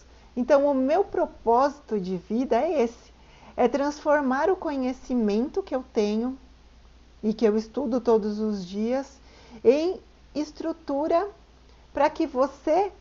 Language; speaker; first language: Portuguese; native; Portuguese